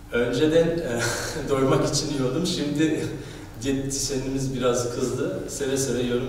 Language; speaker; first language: Turkish; early bilingual, heritage; Turkish